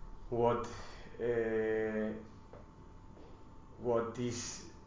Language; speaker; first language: English; non-native, learner; Spanish